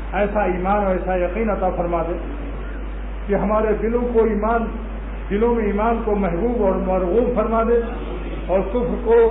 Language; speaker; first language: Urdu; native; Urdu